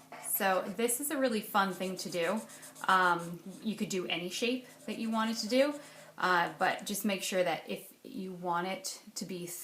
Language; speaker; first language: English; native; English